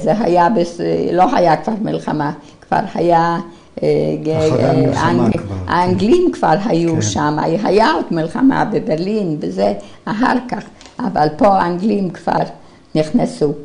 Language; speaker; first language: Hebrew; non-native, fluent; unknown